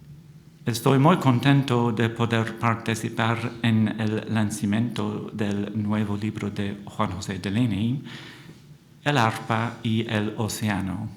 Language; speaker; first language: Spanish; non-native, fluent; English